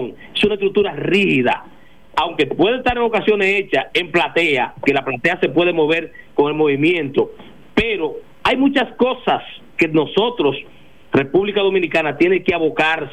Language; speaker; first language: Spanish; native; Spanish